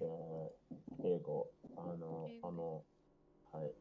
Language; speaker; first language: Japanese; non-native, learner; English